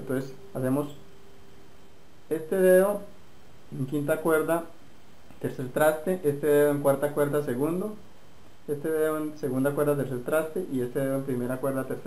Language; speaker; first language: Spanish; native; Spanish